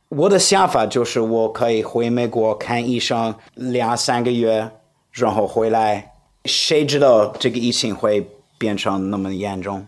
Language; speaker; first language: Chinese; non-native, fluent; English